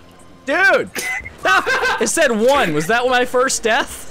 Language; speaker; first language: English; native; English